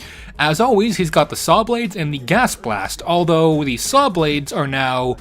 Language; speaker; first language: English; native; English